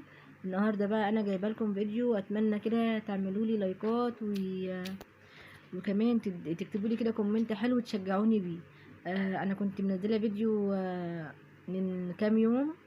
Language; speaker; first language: Arabic; native; Arabic